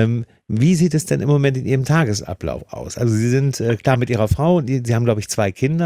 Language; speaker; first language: German; native; German